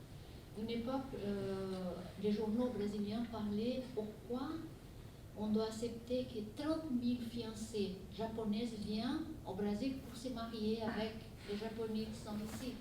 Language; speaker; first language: French; non-native, fluent; Portuguese